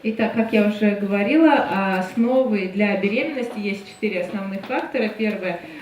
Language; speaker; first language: Russian; native; Russian